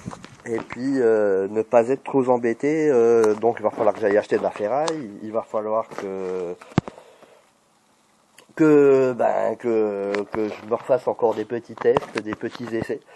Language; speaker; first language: French; native; French